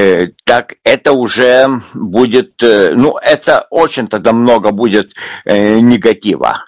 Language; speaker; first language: Russian; non-native, local second language; Lithuanian